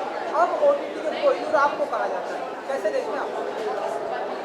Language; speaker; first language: Hindi; native; Hindi